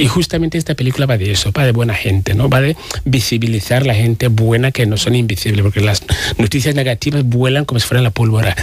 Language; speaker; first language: Spanish; non-native, fluent; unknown